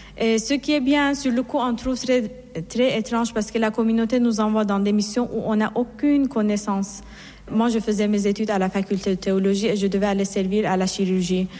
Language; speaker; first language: French; non-native, fluent; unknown